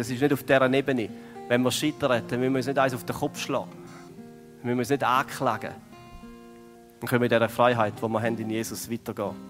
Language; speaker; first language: German; native; German